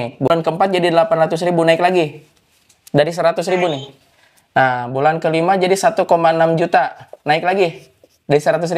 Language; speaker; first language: Indonesian; native; Indonesian